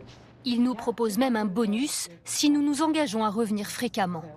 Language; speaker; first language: French; native; French